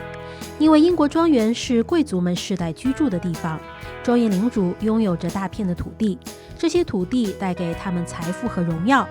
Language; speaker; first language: Chinese; native; Chinese